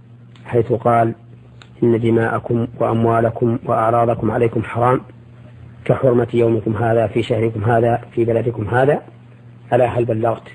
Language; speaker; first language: Arabic; native; Arabic